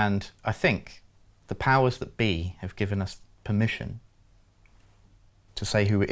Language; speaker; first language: English; native; English